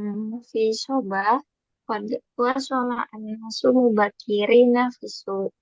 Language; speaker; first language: Arabic; non-native, learner; Indonesian